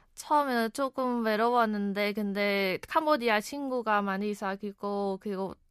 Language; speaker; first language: Korean; non-native, fluent; Khmer